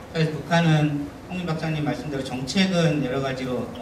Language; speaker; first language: Korean; native; Korean